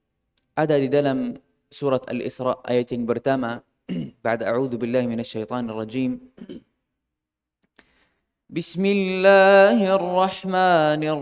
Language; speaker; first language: Indonesian; non-native, fluent; Arabic